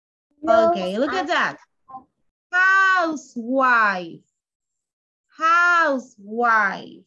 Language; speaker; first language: English; non-native, fluent; Spanish